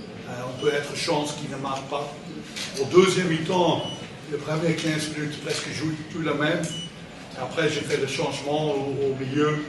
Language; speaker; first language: French; non-native, fluent; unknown